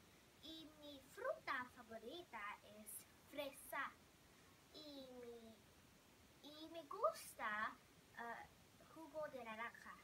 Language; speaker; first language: Spanish; non-native, learner; Vietnamese